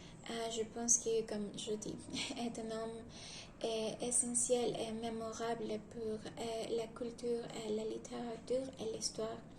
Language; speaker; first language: French; non-native, learner; Spanish